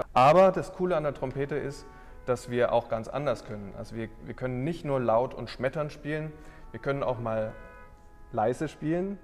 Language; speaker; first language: German; native; German